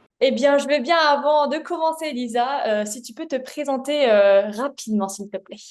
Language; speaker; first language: French; native; French